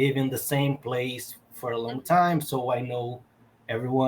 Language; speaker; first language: English; non-native, learner; Portuguese